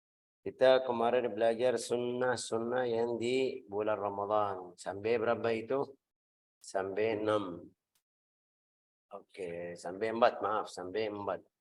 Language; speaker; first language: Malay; non-native, fluent; Arabic